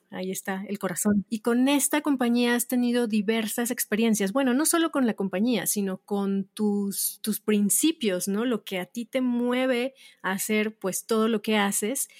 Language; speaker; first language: Spanish; native; Spanish